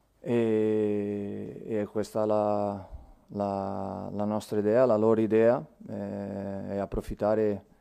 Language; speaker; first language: Italian; non-native, fluent; Portuguese